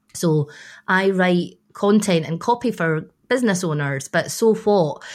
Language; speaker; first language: English; native; English